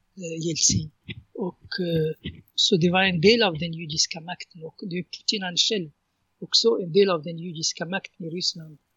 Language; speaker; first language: Swedish; non-native, fluent; Arabic